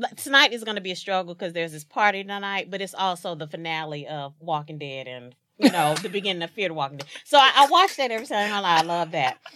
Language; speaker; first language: English; native; English